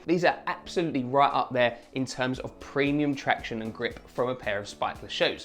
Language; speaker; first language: English; native; English